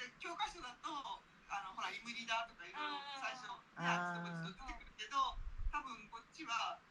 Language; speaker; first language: Japanese; non-native, fluent; Korean